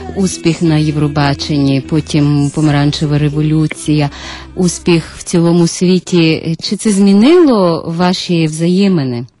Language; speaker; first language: Ukrainian; native; Ukrainian